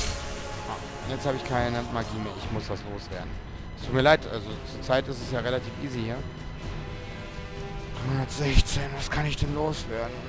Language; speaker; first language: German; native; German